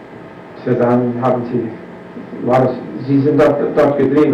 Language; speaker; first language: German; non-native, fluent; English